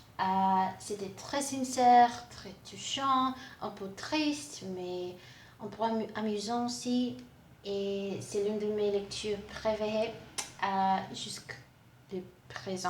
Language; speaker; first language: French; non-native, learner; Portuguese